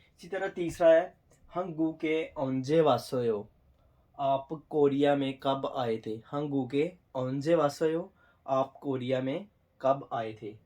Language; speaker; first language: Urdu; native; Urdu